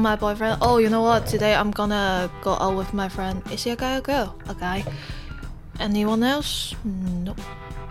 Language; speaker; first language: English; non-native, local second language; Cantonese